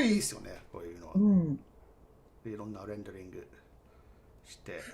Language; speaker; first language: Japanese; non-native, fluent; English